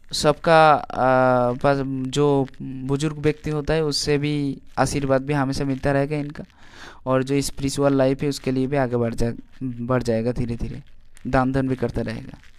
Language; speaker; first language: Hindi; non-native, local second language; Bangla